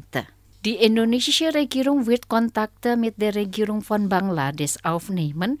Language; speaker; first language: German; non-native, fluent; Indonesian